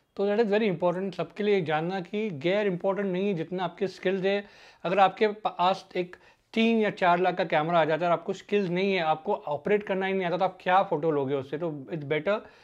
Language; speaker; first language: Hindi; native; Hindi